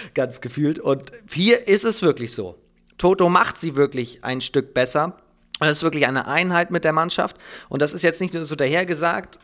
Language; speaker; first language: German; native; German